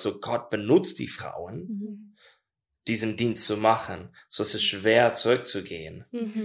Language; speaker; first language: German; non-native, learner; English